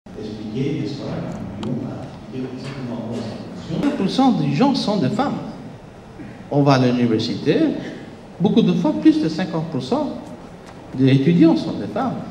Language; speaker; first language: French; non-native, fluent; Spanish